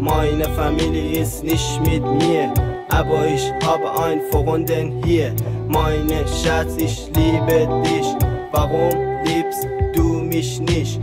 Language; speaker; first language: German; non-native, learner; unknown